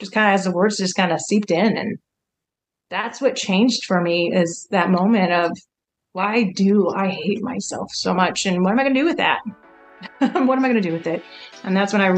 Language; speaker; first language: English; native; English